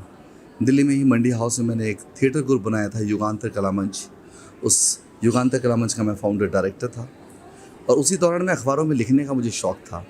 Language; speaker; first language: Hindi; native; Hindi